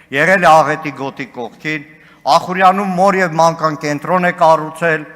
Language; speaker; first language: Armenian; native; Armenian